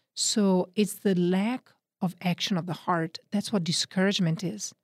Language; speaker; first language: English; non-native, fluent; Italian